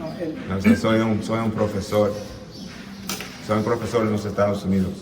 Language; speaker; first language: Spanish; non-native, learner; English